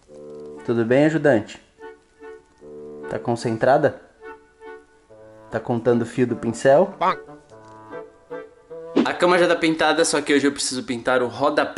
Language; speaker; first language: Portuguese; native; Portuguese